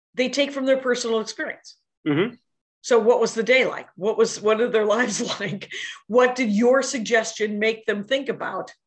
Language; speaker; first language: English; native; English